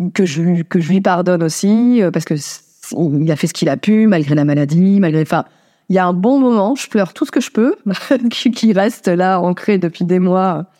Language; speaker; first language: French; native; French